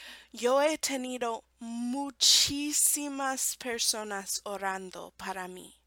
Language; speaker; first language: Spanish; non-native, fluent; English